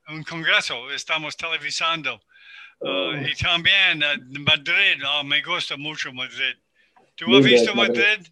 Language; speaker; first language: Spanish; non-native, learner; English